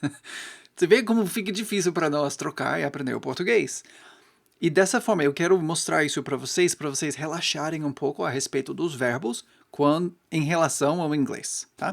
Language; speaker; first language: Portuguese; non-native, fluent; English